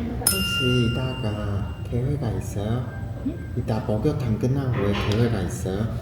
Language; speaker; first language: Korean; non-native, learner; Chinese